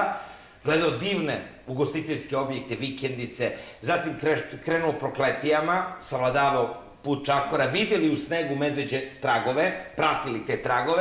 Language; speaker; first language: Serbian; native; Serbian